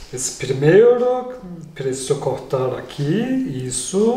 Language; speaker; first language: Portuguese; non-native, learner; Turkish